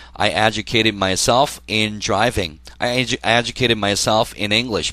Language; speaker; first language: English; non-native, fluent; Korean